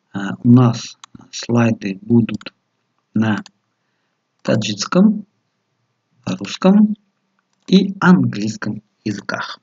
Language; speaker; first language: Russian; non-native, local second language; Tajik